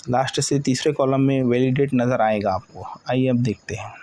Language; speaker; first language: Hindi; non-native, local second language; Marathi